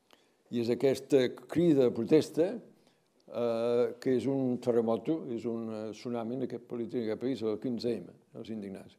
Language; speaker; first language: Catalan; native; Catalan